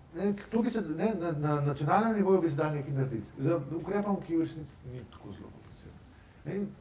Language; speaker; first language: Slovenian; native; Slovenian